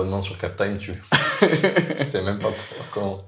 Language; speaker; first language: French; native; French